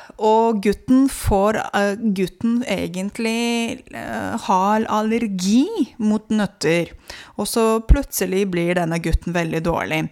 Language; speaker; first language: Norwegian; non-native, fluent; Romanian